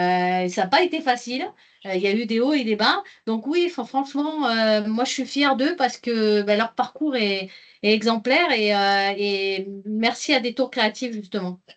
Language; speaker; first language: French; native; French